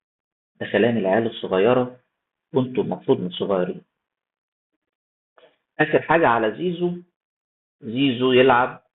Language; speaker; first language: Arabic; native; Arabic